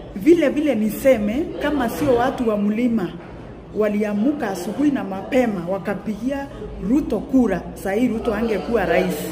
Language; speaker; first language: Swahili; non-native, local second language; Meru